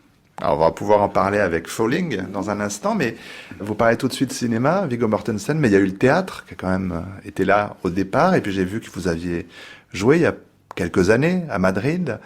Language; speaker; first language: French; native; French